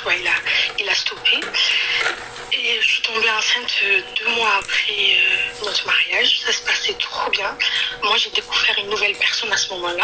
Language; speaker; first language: French; early bilingual, other home language; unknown